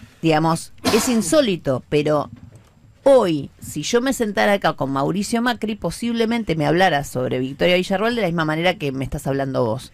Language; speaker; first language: Spanish; native; Spanish